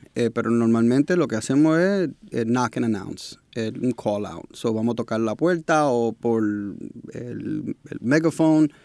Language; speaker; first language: Spanish; early bilingual, heritage; Spanish